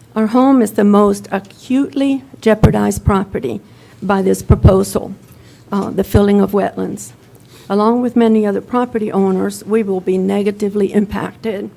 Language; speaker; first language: English; non-native, fluent; Spanish